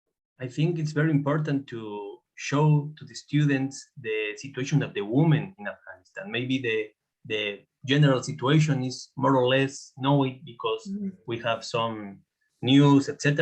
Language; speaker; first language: English; non-native, fluent; Spanish